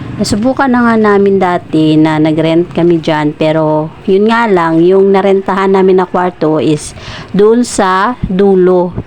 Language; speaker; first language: Filipino; non-native, local second language; Cebuano